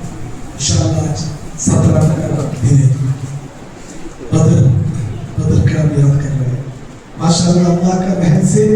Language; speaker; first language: Hindi; non-native, local second language; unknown